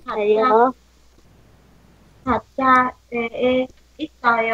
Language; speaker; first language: Korean; non-native, learner; Vietnamese